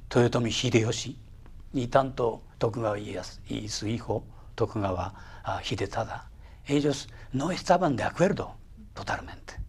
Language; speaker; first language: Spanish; non-native, fluent; Japanese